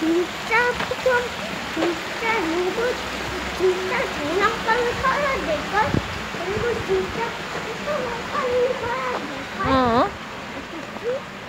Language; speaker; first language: Korean; early bilingual, other home language; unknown